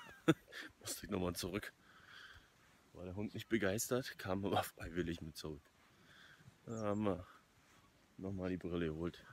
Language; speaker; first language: German; native; German